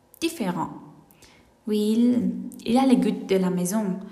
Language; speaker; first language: French; non-native, learner; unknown